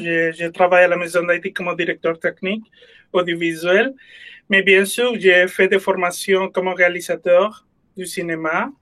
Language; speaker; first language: French; non-native, fluent; Spanish